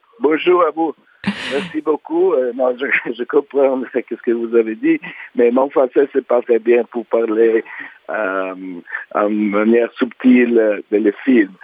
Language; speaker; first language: French; non-native, learner; Italian